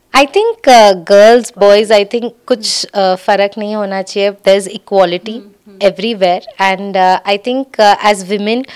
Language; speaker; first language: Hindi; native; Hindi